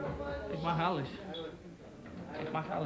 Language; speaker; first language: Dutch; non-native, learner; Portuguese